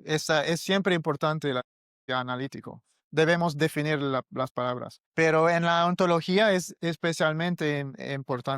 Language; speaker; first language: Spanish; non-native, learner; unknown